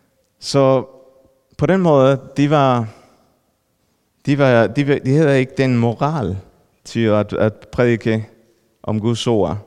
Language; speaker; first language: Danish; non-native, fluent; Spanish